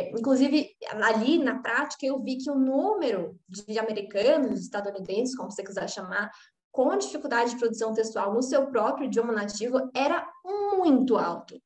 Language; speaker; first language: Portuguese; native; Portuguese